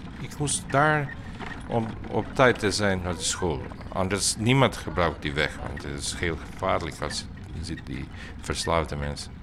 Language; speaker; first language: Dutch; non-native, learner; Bosnian